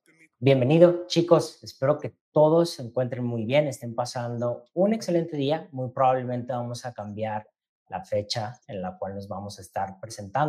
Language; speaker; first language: Spanish; native; Spanish